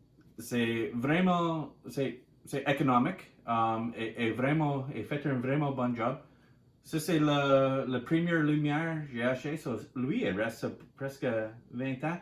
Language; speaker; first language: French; non-native, learner; English